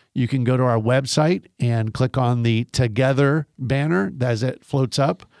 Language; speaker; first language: English; native; English